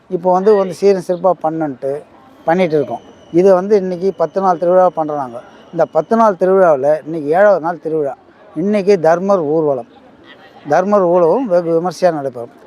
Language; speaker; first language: Tamil; native; Tamil